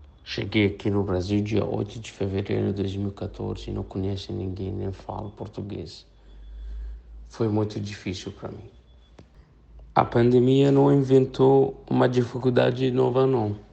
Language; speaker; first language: Portuguese; non-native, fluent; Arabic